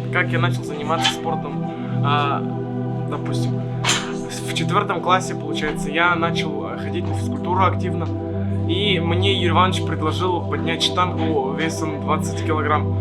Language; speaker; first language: Russian; native; Russian